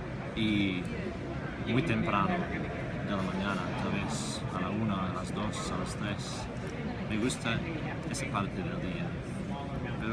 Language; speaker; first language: Spanish; non-native, fluent; English